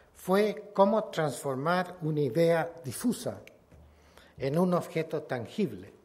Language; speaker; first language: Spanish; native; Spanish